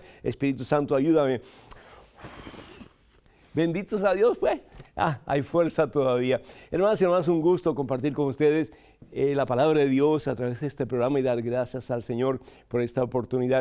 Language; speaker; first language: Spanish; native; Spanish